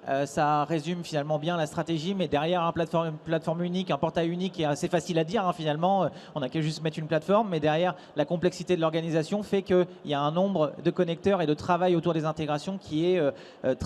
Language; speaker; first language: French; native; French